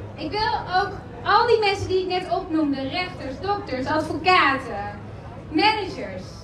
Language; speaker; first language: Dutch; early bilingual, other home language; Spanish